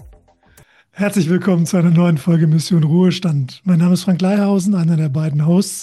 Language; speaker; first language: German; native; German